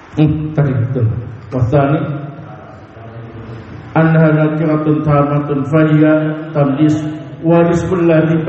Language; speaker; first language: Arabic; non-native, fluent; Indonesian